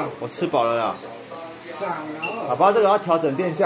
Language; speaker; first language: Chinese; native; Chinese